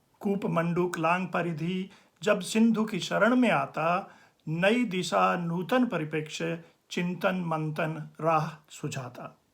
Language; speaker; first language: Hindi; native; Hindi